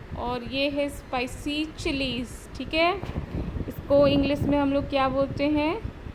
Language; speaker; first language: Hindi; native; Hindi